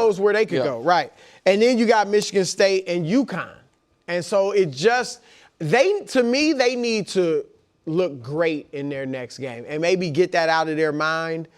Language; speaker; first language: English; native; English